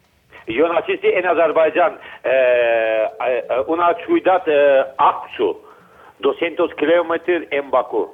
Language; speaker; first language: Spanish; non-native, learner; Azerbaijani